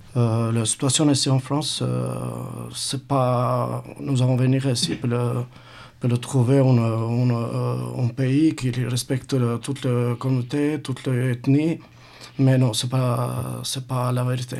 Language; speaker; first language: French; non-native, learner; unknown